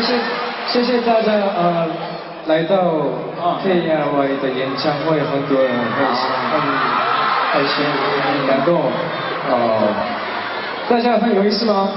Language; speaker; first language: Chinese; non-native, learner; Korean